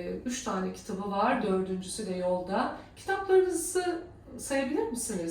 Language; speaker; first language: Turkish; native; Turkish